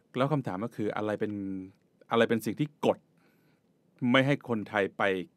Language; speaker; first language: Thai; native; Thai